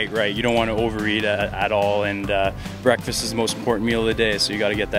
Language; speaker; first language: English; native; English